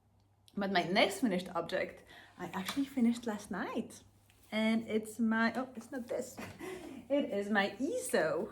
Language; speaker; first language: English; non-native, fluent; French